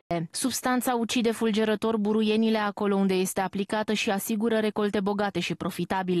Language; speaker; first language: Romanian; native; Romanian